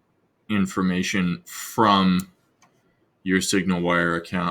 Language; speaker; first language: English; native; English